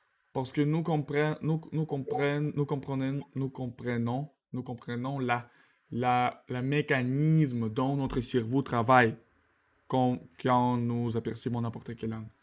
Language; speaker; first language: French; non-native, learner; Russian